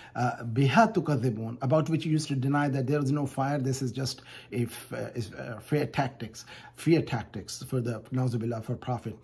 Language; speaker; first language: English; non-native, fluent; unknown